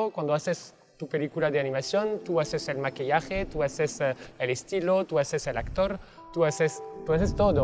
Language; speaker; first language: Spanish; non-native, fluent; French